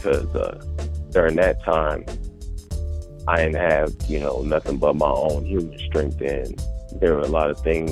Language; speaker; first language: English; native; English